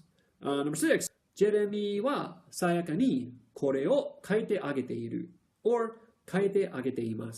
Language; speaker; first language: Japanese; non-native, fluent; English